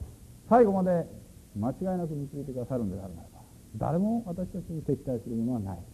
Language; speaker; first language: Japanese; native; Japanese